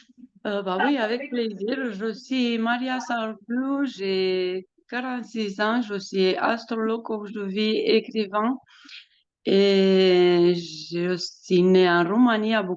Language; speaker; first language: French; non-native, fluent; Romanian